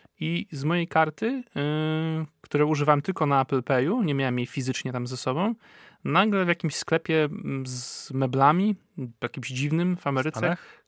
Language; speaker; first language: Polish; native; Polish